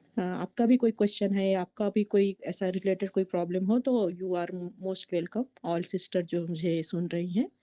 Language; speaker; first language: Urdu; native; Urdu